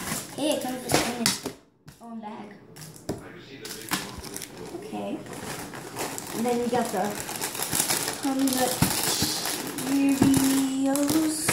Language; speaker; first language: English; native; English